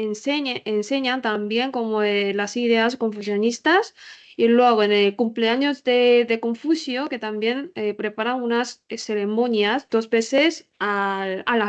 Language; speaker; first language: Spanish; non-native, learner; Korean